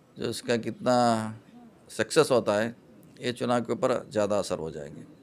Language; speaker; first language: Hindi; non-native, local second language; Kannada